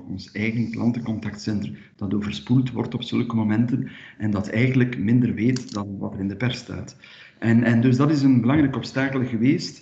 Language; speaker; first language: Dutch; native; Dutch